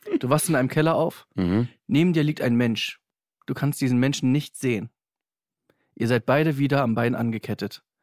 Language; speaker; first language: German; native; German